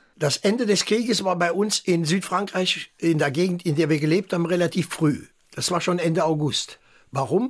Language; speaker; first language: German; early bilingual, heritage; German